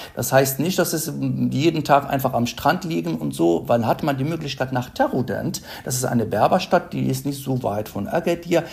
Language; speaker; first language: German; non-native, fluent; Arabic